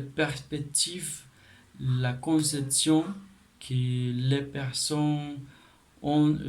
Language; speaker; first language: French; non-native, learner; Spanish